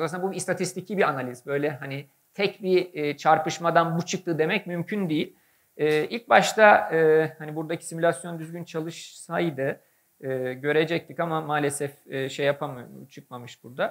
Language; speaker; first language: Turkish; native; Turkish